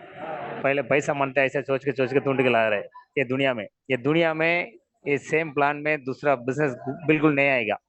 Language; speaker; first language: Hindi; non-native, local second language; Tamil